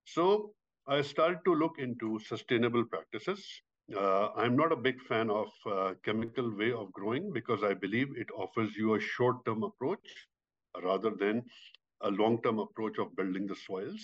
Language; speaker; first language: English; non-native, local second language; Urdu